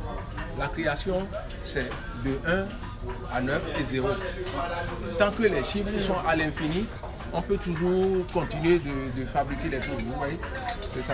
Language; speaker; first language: French; non-native, local second language; Fon